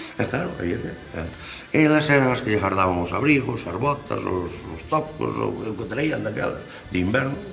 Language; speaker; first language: Galician; native; Galician